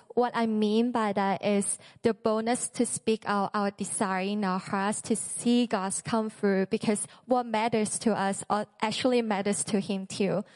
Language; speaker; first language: English; non-native, local second language; Cantonese